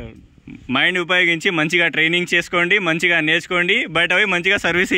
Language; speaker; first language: Telugu; native; Telugu